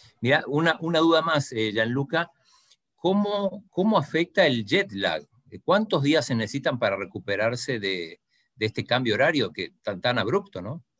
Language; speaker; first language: Spanish; native; Spanish